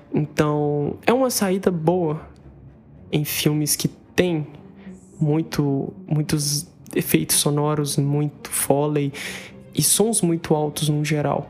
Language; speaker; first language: Portuguese; native; Portuguese